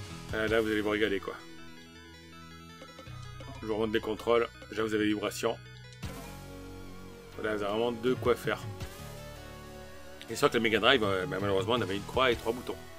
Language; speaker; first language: French; native; French